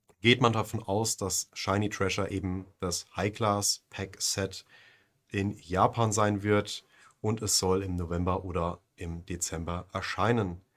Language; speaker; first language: German; native; German